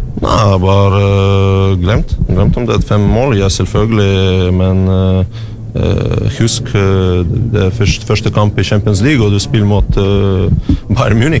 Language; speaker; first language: Norwegian; non-native, learner; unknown